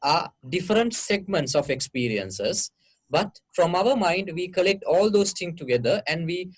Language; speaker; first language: English; non-native, local second language; Sinhala